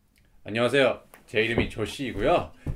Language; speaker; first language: Korean; non-native, fluent; English